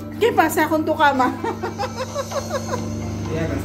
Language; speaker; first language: Spanish; non-native, learner; Filipino